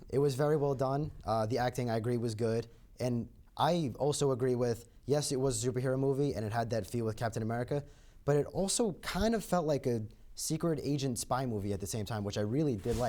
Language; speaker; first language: English; native; English